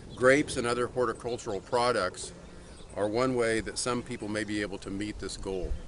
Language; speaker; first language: English; native; English